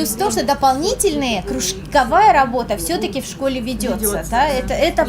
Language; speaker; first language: Russian; native; Russian